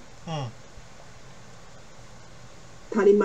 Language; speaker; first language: Japanese; non-native, learner; Chinese